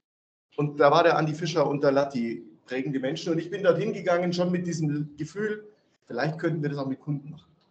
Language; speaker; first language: German; native; German